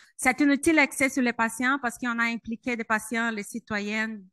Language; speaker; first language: French; non-native, fluent; Portuguese